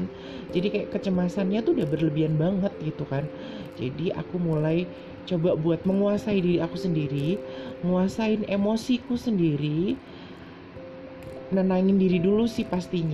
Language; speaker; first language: Indonesian; native; Indonesian